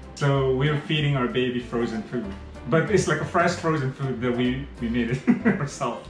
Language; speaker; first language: English; non-native, fluent; Indonesian